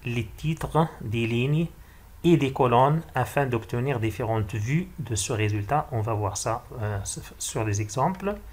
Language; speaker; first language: French; non-native, local second language; Arabic